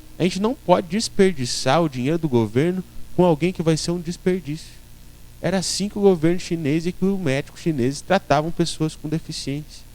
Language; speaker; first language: Portuguese; native; Portuguese